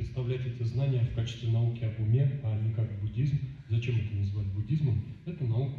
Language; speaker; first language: Russian; native; Russian